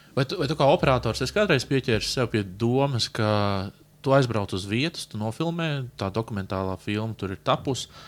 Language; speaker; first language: Latvian; native; Latvian